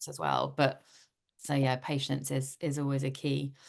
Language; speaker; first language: English; native; English